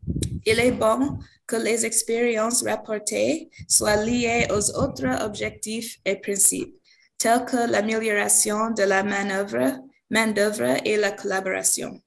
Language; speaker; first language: French; non-native, fluent; English